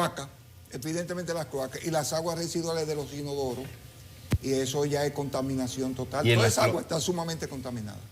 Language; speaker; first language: Spanish; native; Spanish